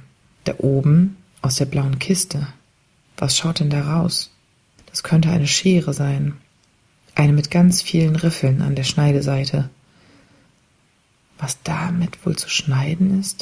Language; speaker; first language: German; native; German